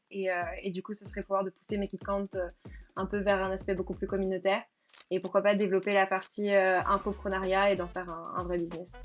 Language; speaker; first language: French; native; French